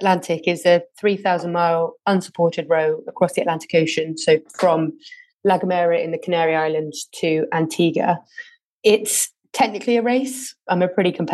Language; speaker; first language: English; native; English